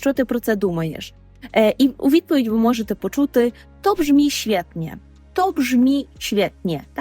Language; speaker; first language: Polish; non-native, fluent; Ukrainian